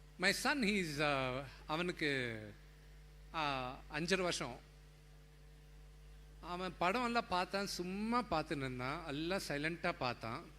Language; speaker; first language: Tamil; non-native, local second language; Telugu